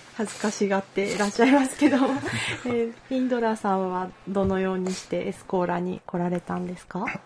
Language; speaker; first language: Japanese; native; Japanese